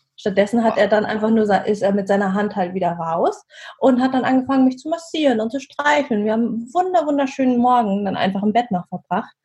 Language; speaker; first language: German; early bilingual, other home language; Vietnamese